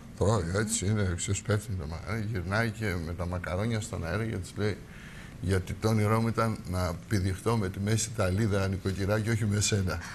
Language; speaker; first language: Greek; native; Greek